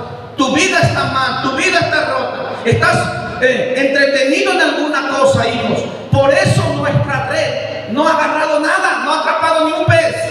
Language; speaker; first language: Spanish; native; Spanish